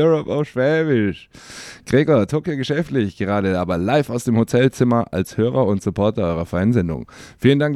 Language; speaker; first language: German; native; German